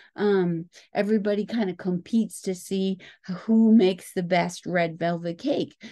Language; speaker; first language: English; native; English